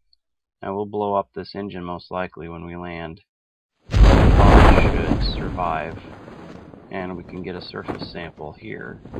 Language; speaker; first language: English; native; English